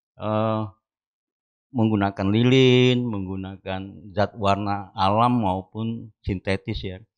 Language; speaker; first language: Indonesian; native; Indonesian